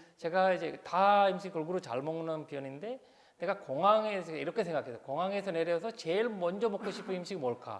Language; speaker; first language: Korean; non-native, fluent; Sinhala